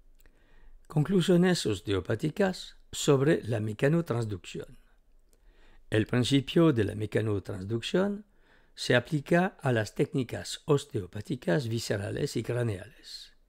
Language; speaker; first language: Spanish; native; Spanish